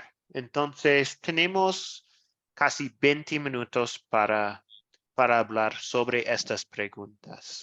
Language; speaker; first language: Spanish; non-native, fluent; English